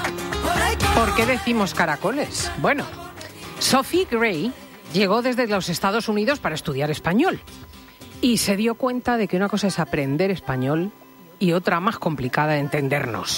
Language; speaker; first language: Spanish; native; Spanish